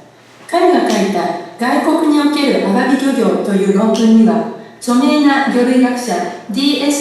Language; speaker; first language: Japanese; native; Japanese